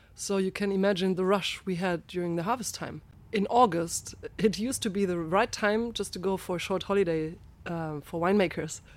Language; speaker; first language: English; non-native, fluent; German